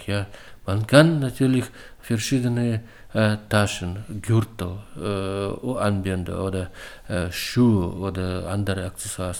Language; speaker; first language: German; non-native, learner; Russian